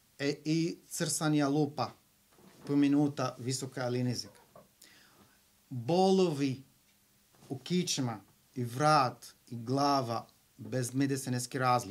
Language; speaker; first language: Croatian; non-native, learner; Arabic